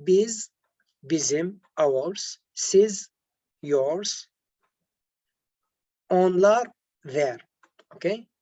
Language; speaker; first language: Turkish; non-native, learner; Arabic